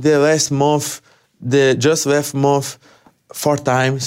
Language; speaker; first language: English; non-native, learner; Portuguese